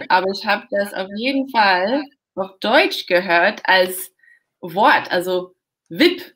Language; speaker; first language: German; non-native, fluent; English